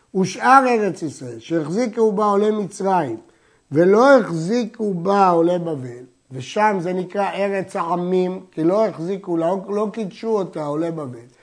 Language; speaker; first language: Hebrew; native; Hebrew